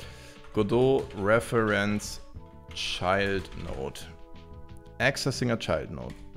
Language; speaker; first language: English; non-native, fluent; German